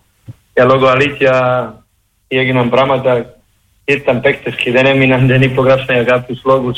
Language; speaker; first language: Greek; non-native, learner; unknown